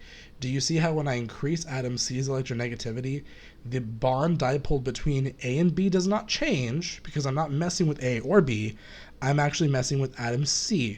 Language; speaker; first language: English; native; English